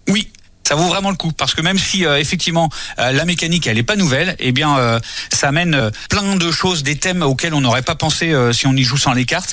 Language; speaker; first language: French; native; French